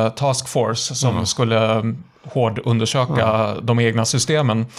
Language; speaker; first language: Swedish; native; Swedish